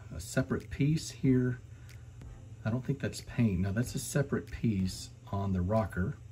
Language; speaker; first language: English; native; English